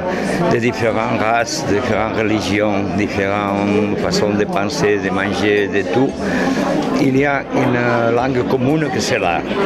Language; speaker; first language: French; non-native, fluent; Catalan